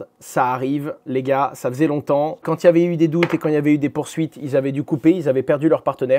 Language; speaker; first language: French; native; French